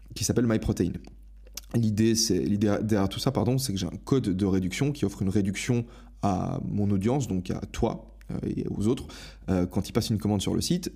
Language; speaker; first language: French; native; French